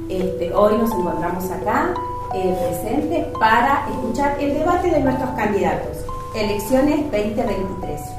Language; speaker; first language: Spanish; native; Spanish